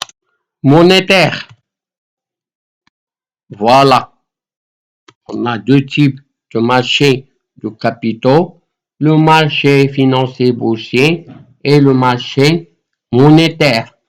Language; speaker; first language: French; non-native, local second language; Arabic